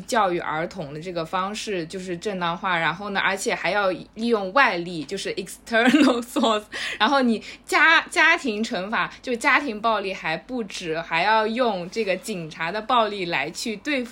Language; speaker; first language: Chinese; native; Chinese